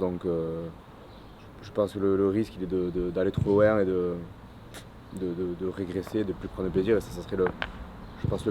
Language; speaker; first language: French; native; French